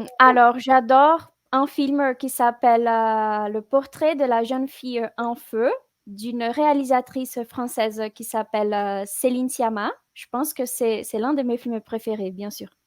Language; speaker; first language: French; non-native, fluent; Portuguese